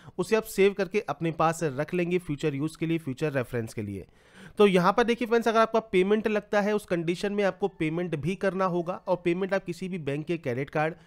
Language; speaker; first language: Hindi; native; Hindi